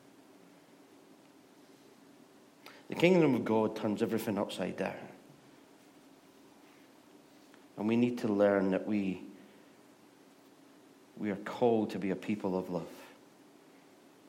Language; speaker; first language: English; native; English